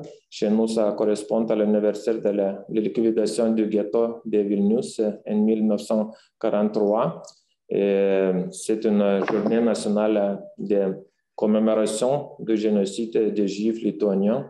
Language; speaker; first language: French; non-native, fluent; Lithuanian